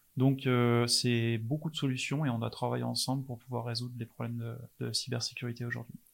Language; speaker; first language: French; non-native, fluent; English